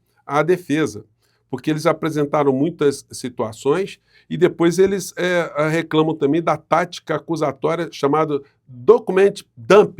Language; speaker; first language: Portuguese; native; Portuguese